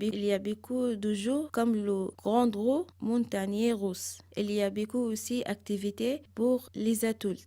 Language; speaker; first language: French; non-native, learner; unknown